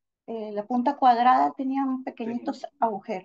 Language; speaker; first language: Spanish; native; Spanish